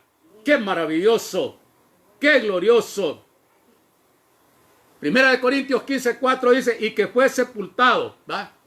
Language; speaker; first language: Spanish; native; Spanish